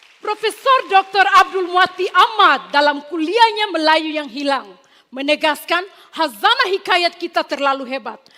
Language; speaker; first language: Malay; non-native, fluent; Tetum